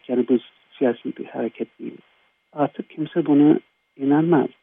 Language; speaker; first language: Turkish; non-native, fluent; English